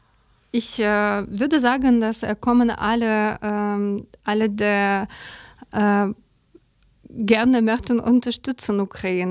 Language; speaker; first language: German; non-native, learner; Ukrainian